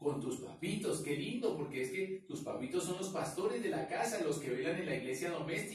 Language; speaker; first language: Spanish; native; Spanish